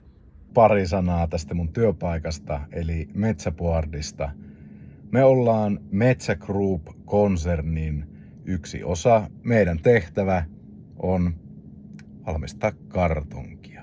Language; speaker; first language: Finnish; native; Finnish